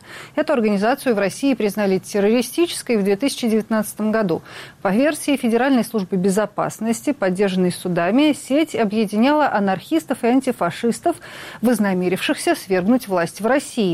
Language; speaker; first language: Russian; native; Russian